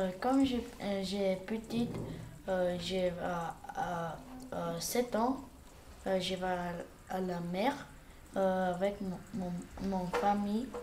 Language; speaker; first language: French; non-native, learner; Bulgarian